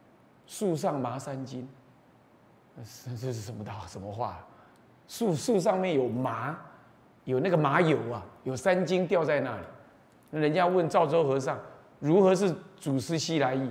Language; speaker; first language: Chinese; native; Chinese